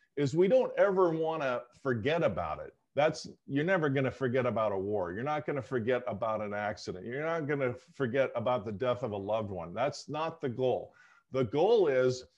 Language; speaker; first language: English; native; English